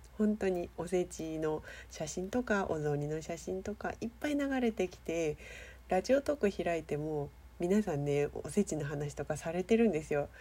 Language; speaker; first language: Japanese; native; Japanese